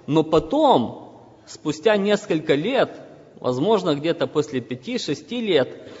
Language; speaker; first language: Russian; non-native, local second language; Ukrainian